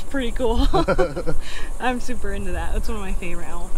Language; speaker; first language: English; native; English